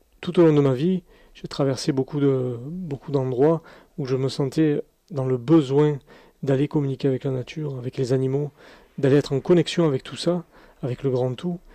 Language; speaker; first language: French; native; French